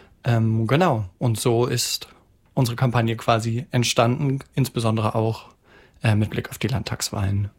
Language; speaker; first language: German; native; German